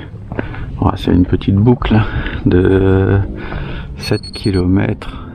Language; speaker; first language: French; native; French